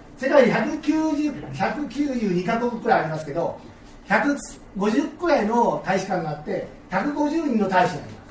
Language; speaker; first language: Japanese; native; Japanese